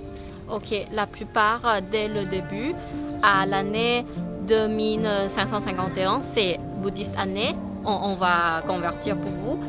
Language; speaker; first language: French; non-native, learner; Thai